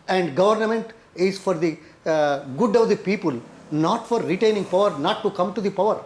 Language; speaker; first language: English; non-native, local second language; Telugu